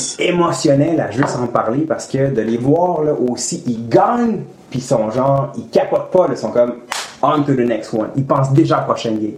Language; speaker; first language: French; native; French